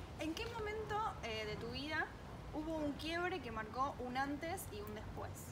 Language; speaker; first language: Spanish; native; Spanish